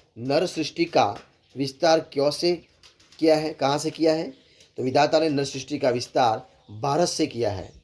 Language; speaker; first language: Hindi; non-native, local second language; Gujarati